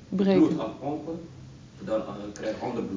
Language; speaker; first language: Dutch; non-native, learner; Arabic